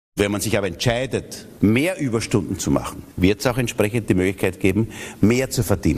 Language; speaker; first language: German; native; German